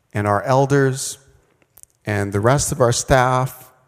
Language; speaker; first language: English; native; English